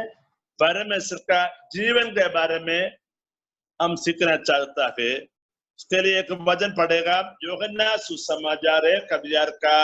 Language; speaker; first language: Hindi; non-native, learner; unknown